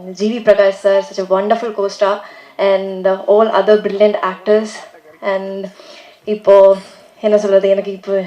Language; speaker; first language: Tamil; non-native, learner; Malayalam